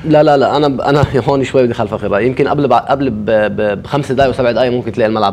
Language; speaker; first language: Arabic; native; Arabic